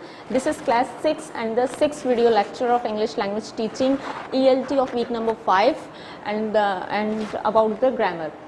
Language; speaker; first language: English; non-native, local second language; Urdu